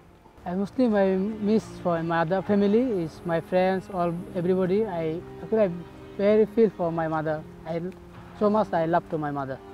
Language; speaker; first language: English; non-native, learner; Bangla